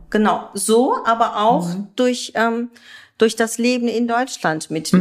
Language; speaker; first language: German; early bilingual, other home language; Kurdish